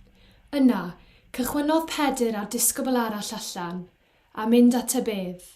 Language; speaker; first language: Welsh; native; Welsh